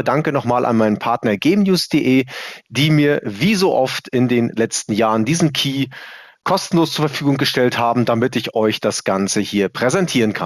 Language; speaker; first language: German; native; German